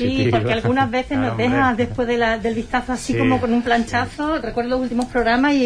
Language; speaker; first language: Spanish; native; Spanish